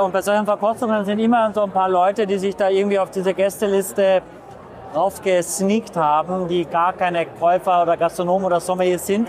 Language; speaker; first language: German; native; German